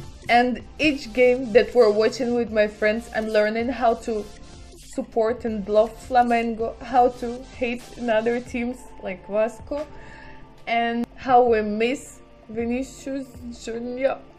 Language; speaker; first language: English; non-native, fluent; Russian